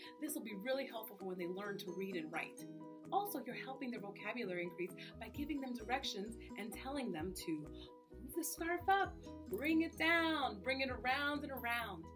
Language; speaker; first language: English; native; English